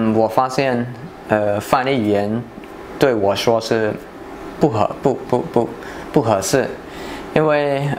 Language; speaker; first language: Chinese; non-native, fluent; Khmer